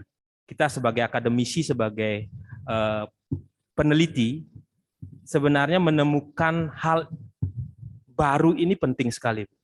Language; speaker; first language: Indonesian; native; Indonesian